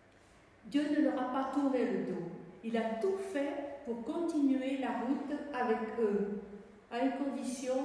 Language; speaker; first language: French; native; French